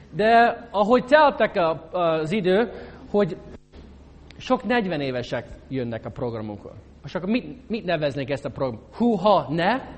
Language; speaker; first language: Hungarian; non-native, fluent; English